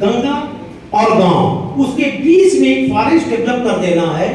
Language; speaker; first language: Hindi; native; Hindi